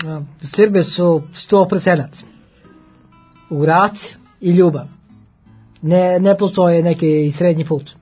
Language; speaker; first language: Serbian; non-native, learner; Norwegian